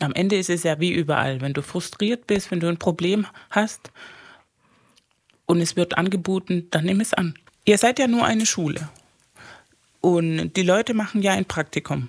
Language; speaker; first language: German; non-native, fluent; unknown